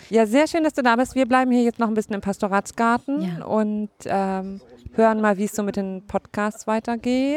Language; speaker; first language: German; native; German